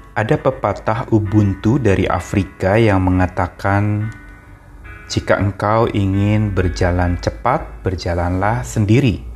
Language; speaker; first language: Indonesian; native; Indonesian